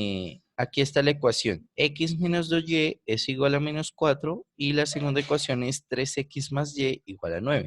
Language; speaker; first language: Spanish; native; Spanish